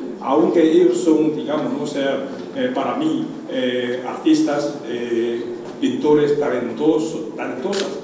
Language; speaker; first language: Spanish; non-native, fluent; Chinese